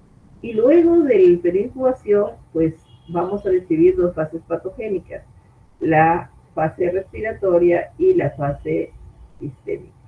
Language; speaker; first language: Spanish; native; Spanish